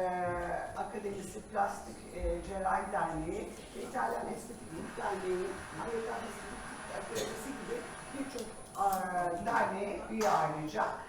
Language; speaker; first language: Turkish; native; Turkish